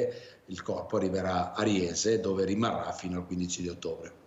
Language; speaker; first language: Italian; native; Italian